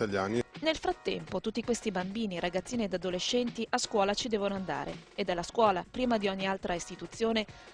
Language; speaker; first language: Italian; native; Italian